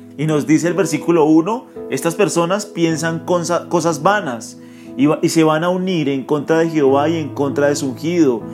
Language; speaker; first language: Spanish; native; Spanish